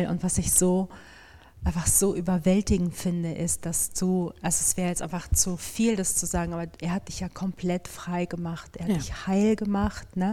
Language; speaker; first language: German; native; German